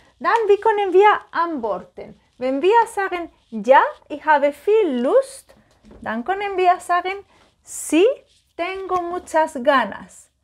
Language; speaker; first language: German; non-native, learner; Spanish